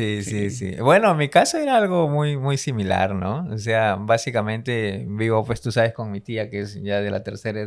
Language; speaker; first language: Spanish; native; Spanish